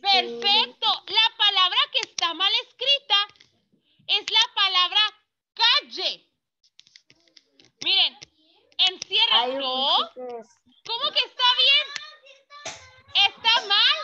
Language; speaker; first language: Spanish; native; Spanish